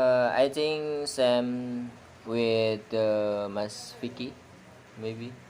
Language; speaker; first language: English; non-native, learner; Indonesian